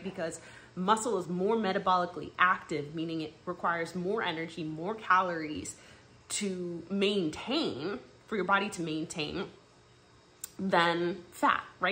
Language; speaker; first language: English; native; English